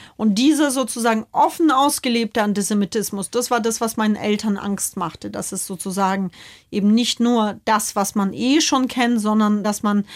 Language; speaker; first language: German; early bilingual, other home language; Russian